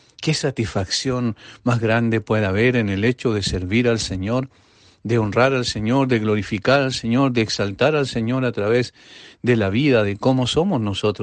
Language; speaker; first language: Spanish; native; Spanish